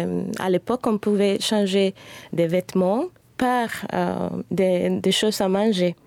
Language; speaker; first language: French; non-native, fluent; Spanish